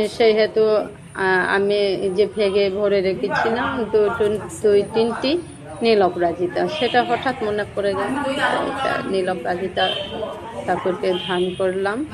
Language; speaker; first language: Bangla; non-native, local second language; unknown